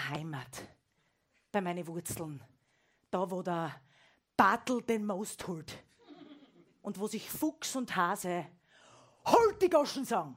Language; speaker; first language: German; native; German